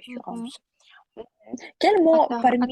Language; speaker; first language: French; non-native, fluent; Russian